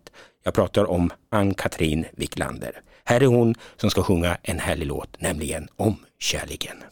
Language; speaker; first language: Swedish; native; Swedish